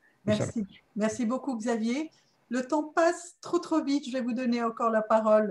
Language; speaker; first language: French; native; French